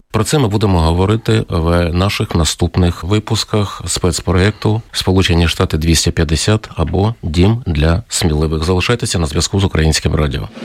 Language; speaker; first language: Ukrainian; native; Ukrainian